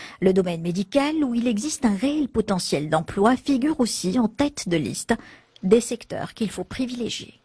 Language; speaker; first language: French; non-native, local second language; Arabic